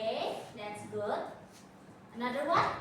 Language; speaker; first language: English; non-native, learner; Indonesian